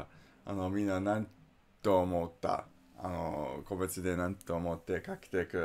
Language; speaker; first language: Japanese; non-native, learner; English